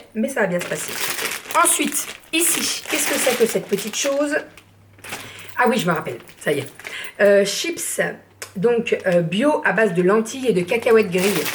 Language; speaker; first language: French; native; French